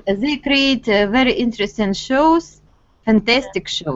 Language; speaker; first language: English; non-native, fluent; Russian